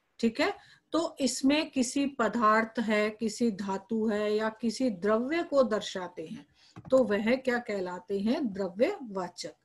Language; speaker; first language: Hindi; native; Hindi